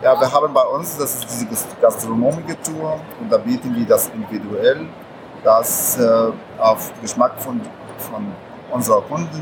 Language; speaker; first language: German; non-native, fluent; Arabic